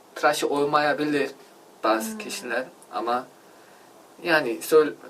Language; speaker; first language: Turkish; non-native, learner; Korean